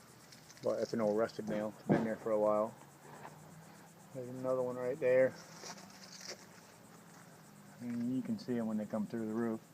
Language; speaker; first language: English; native; English